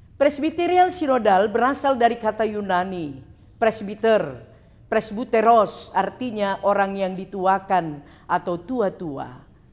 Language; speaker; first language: Indonesian; non-native, local second language; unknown